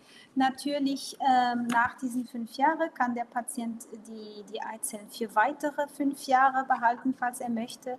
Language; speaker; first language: German; non-native, local second language; Portuguese